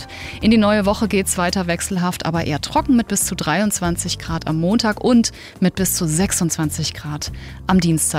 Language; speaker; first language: German; native; German